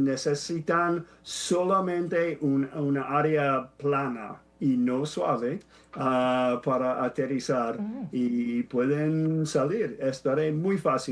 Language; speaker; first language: Spanish; non-native, fluent; English